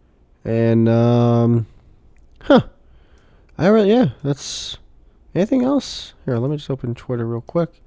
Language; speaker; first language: English; native; English